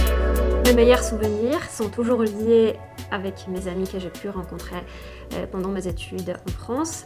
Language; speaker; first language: French; non-native, fluent; Polish